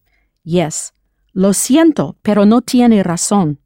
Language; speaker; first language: Spanish; non-native, fluent; English